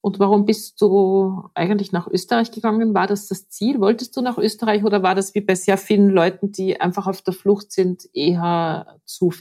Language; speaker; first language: German; native; German